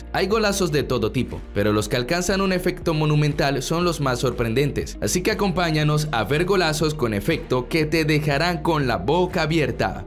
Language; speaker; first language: Spanish; native; Spanish